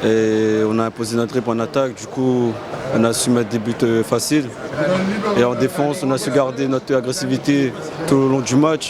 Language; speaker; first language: French; native; French